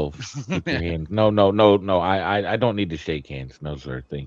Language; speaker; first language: English; native; English